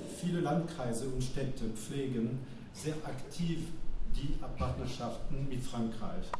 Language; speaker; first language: German; non-native, fluent; French